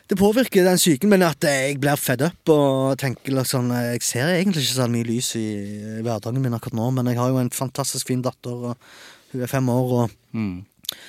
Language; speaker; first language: Norwegian; early bilingual, other home language; Arabic